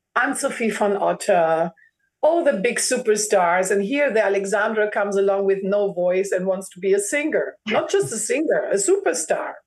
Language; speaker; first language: English; non-native, fluent; German